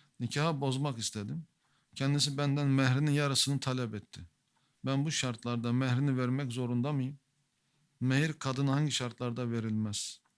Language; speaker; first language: Turkish; native; Turkish